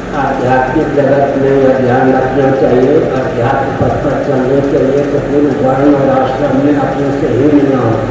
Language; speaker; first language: Hindi; non-native, local second language; Maithili